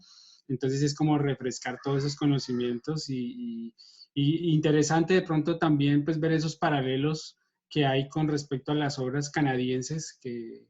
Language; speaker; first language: Spanish; native; Spanish